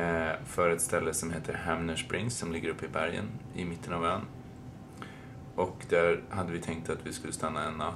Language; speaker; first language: Swedish; native; Swedish